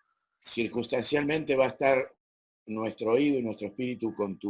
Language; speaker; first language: Spanish; native; Spanish